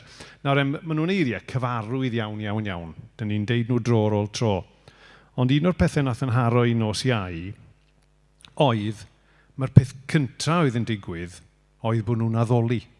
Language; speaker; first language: Welsh; native; Welsh